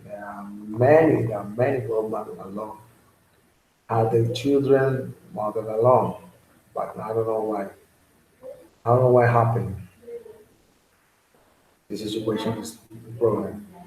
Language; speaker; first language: English; non-native, learner; Spanish